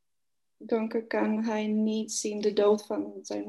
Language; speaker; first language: Dutch; non-native, learner; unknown